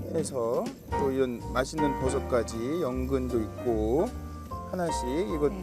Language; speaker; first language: Korean; non-native, fluent; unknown